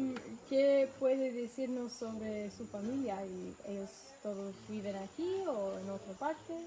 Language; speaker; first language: Spanish; non-native, learner; English